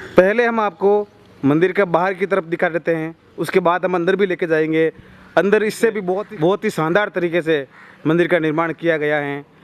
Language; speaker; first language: Hindi; native; Hindi